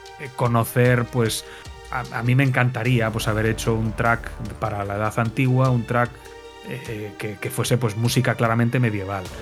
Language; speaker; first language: Spanish; native; Spanish